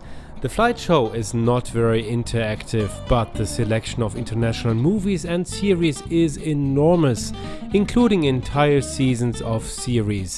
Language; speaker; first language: English; non-native, fluent; German